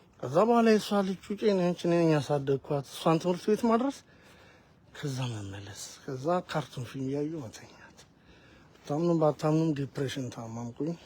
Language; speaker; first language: Amharic; native; Amharic